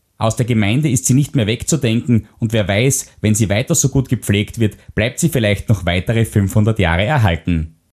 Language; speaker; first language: German; native; German